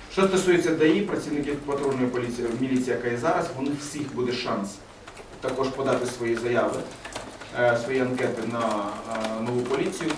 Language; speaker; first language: Ukrainian; early bilingual, other home language; Persian